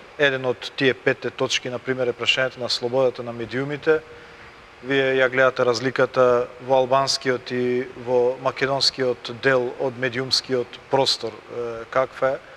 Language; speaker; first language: Macedonian; non-native, local second language; Albanian